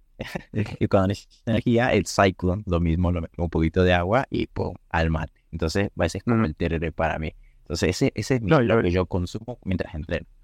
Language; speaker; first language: Spanish; native; Spanish